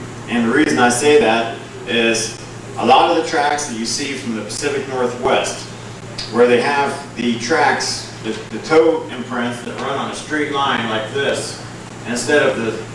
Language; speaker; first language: English; native; English